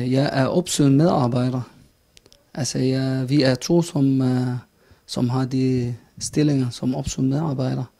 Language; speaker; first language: Danish; non-native, fluent; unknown